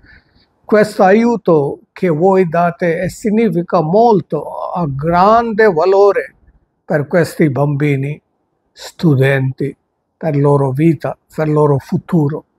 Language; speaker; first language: Italian; non-native, fluent; Telugu